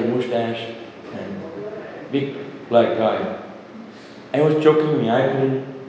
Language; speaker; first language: English; non-native, local second language; Bangla